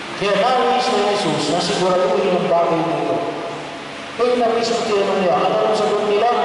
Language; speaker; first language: Filipino; native; Filipino